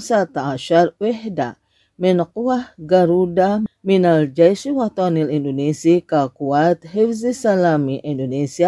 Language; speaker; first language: Arabic; non-native, fluent; Indonesian